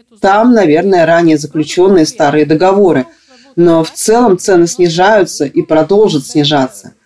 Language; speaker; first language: Russian; non-native, local second language; Latvian